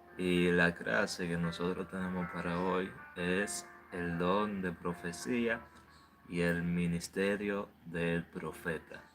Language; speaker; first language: Spanish; native; Spanish